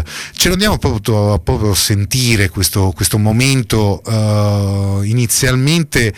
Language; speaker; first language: Italian; native; Italian